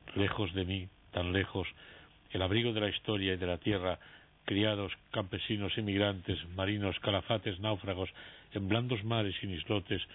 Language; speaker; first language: Spanish; native; Spanish